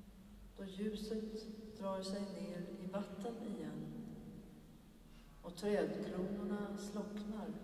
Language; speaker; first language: Swedish; native; Swedish